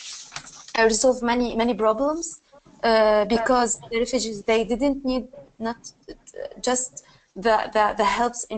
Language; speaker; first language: English; non-native, learner; Arabic